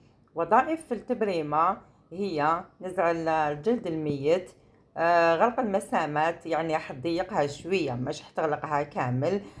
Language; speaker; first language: Arabic; native; Arabic